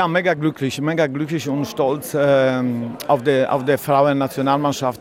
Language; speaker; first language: German; non-native, fluent; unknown